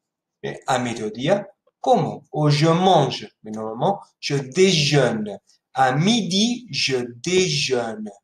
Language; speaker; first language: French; non-native, fluent; Spanish